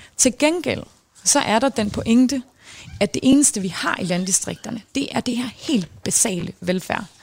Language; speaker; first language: Danish; native; Danish